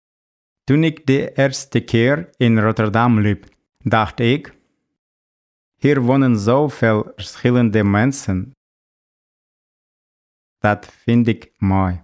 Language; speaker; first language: Dutch; non-native, learner; Russian